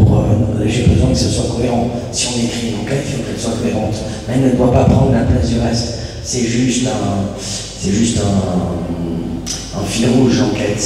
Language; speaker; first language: French; native; French